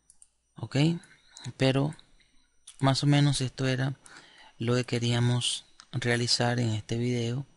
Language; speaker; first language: Spanish; native; Spanish